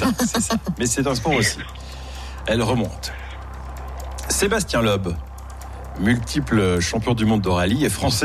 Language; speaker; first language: French; native; French